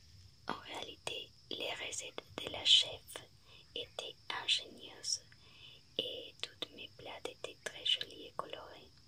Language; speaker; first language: French; non-native, fluent; Spanish